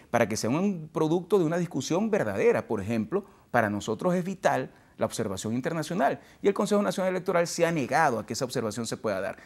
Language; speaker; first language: Spanish; native; Spanish